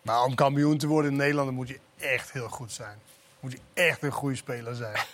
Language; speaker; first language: Dutch; non-native, fluent; Danish